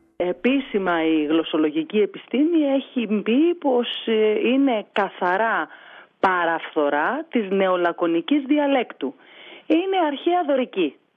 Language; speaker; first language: Greek; native; Greek